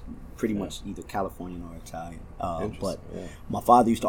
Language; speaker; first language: English; native; English